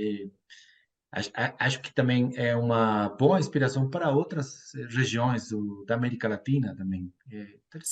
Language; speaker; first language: Portuguese; non-native, fluent; Spanish